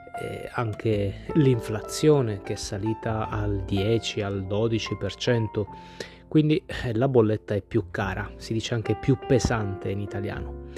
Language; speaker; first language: Italian; non-native, fluent; Spanish